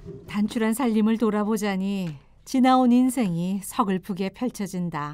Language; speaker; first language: Korean; native; Korean